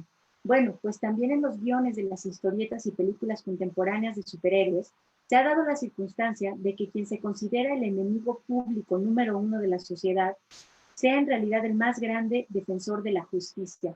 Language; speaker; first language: Spanish; native; Spanish